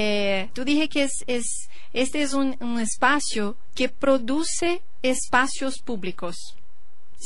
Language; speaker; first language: Spanish; non-native, learner; Portuguese